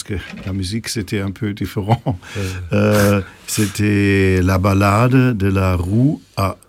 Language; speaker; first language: French; non-native, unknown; German